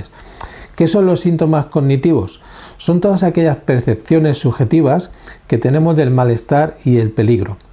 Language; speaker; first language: Spanish; native; Spanish